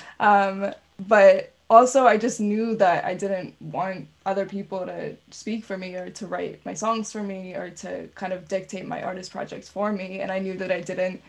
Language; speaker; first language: English; native; English